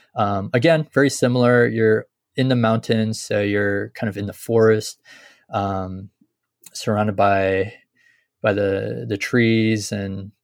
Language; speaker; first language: English; native; English